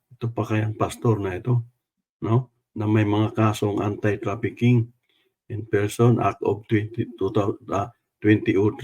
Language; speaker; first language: Filipino; non-native, local second language; Cebuano